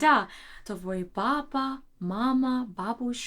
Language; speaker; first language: Russian; non-native, learner; English